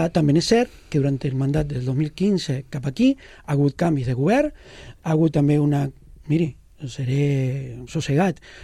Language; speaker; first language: Catalan; non-native, local second language; Spanish